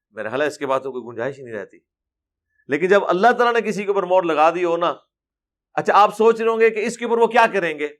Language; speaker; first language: Urdu; non-native, local second language; Punjabi